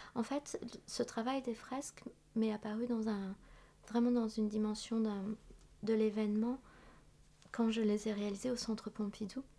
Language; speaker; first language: French; early bilingual, other home language; Vietnamese